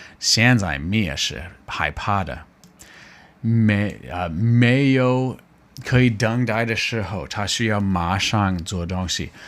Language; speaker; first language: Chinese; non-native, learner; English